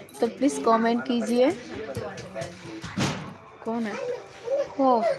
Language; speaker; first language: Hindi; non-native, local second language; Bangla